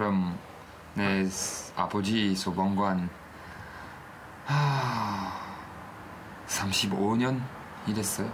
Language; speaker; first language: Korean; non-native, learner; French